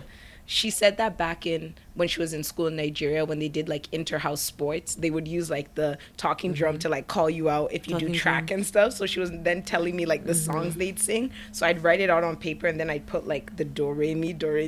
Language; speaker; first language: English; native; English